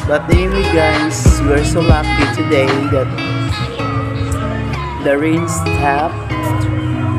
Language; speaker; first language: English; non-native, local second language; Cebuano